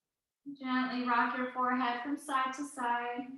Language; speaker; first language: English; native; English